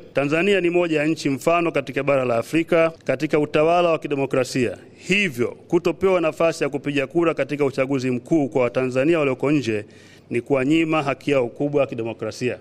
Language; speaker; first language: Swahili; native; Swahili